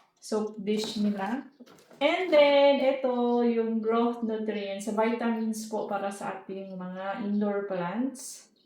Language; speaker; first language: Filipino; non-native, local second language; Cebuano